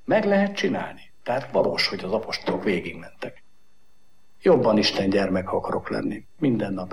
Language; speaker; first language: Hungarian; native; Hungarian